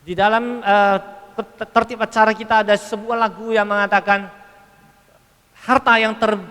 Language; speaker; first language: Indonesian; native; Indonesian